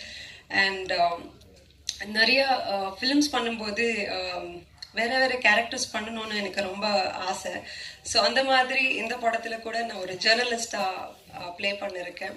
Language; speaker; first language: Tamil; non-native, fluent; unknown